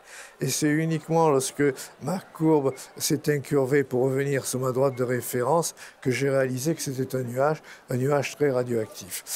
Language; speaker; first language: French; native; French